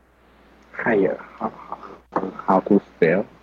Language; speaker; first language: English; non-native, learner; Chinese